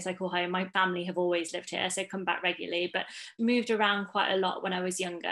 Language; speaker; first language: English; native; English